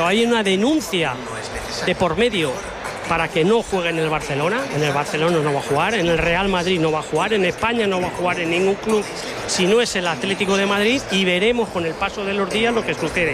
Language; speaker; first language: Spanish; native; Spanish